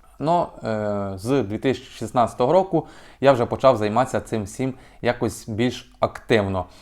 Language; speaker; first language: Ukrainian; native; Ukrainian